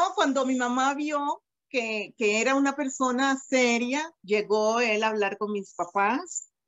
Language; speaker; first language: Spanish; native; Spanish